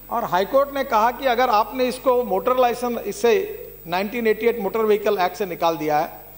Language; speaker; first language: Hindi; non-native, local second language; Marathi